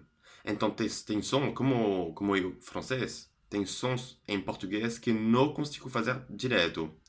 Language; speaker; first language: Portuguese; non-native, fluent; French